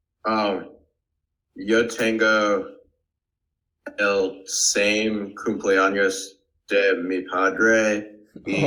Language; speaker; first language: Spanish; non-native, learner; English